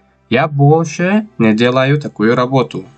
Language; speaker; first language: Russian; non-native, local second language; Tajik